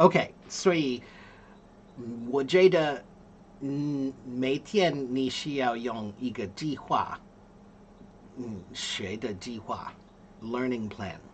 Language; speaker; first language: Chinese; non-native, learner; English